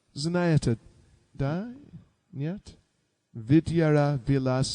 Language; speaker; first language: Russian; non-native, learner; English